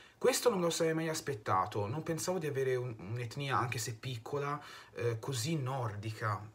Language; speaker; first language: Italian; native; Italian